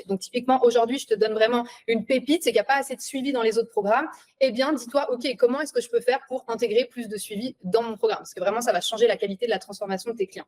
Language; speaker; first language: French; native; French